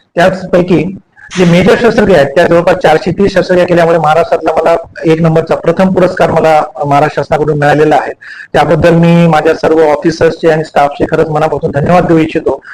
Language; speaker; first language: Marathi; native; Marathi